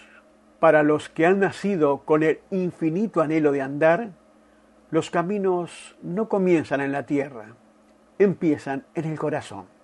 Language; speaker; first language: Spanish; native; Spanish